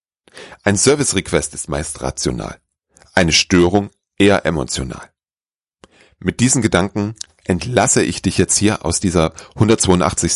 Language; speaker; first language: German; native; German